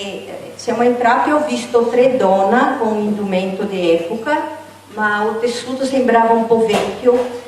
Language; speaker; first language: Italian; non-native, fluent; Portuguese